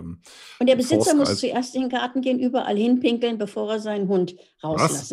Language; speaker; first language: German; native; German